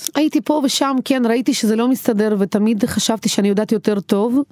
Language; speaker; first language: Hebrew; non-native, fluent; Uzbek